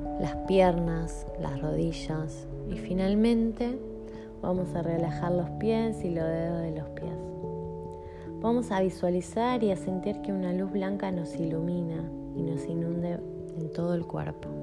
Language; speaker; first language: Spanish; native; Spanish